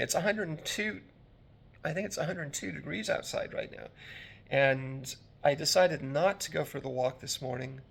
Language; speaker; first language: English; native; English